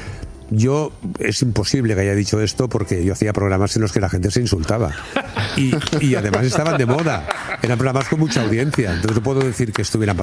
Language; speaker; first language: Spanish; native; Spanish